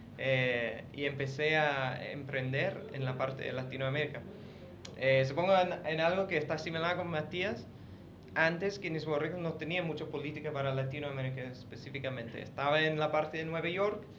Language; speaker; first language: Spanish; non-native, fluent; English